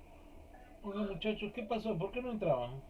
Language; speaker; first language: Spanish; native; Spanish